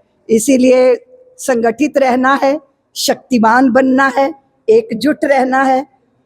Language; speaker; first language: Hindi; native; Hindi